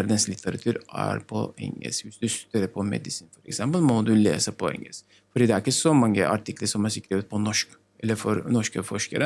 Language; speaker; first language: Norwegian; non-native, learner; Turkish